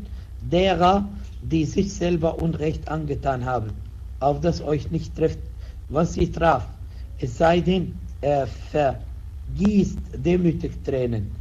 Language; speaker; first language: German; non-native, fluent; Arabic